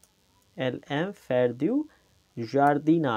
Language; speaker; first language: French; non-native, fluent; Hindi